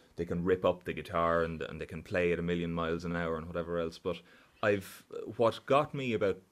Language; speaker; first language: English; native; English